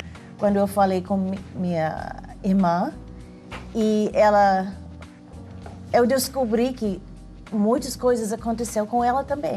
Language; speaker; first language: Portuguese; non-native, fluent; English